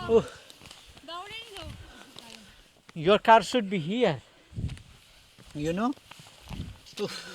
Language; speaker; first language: English; non-native, learner; Nepali